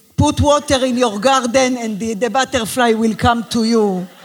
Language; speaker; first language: English; non-native, learner; Hebrew